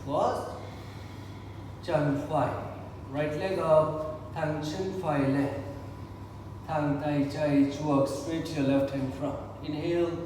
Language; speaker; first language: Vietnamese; non-native, learner; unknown